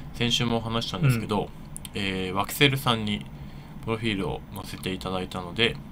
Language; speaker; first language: Japanese; native; Japanese